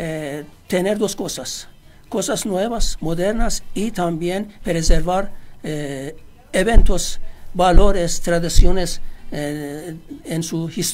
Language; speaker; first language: Spanish; non-native, fluent; Persian